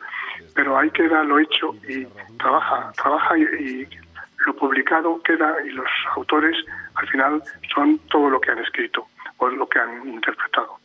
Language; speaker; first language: Spanish; native; Spanish